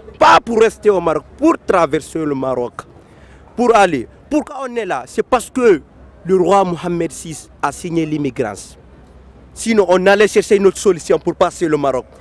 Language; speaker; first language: French; non-native, local second language; Fula